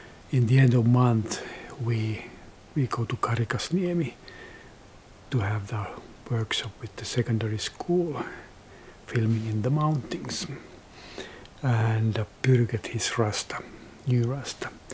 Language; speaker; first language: English; non-native, fluent; Finnish